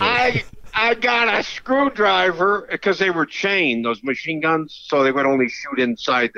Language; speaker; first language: English; native; English